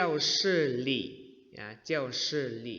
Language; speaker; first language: Chinese; non-native, fluent; Indonesian